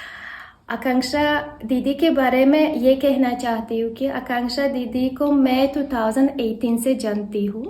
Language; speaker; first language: Hindi; non-native, learner; Tajik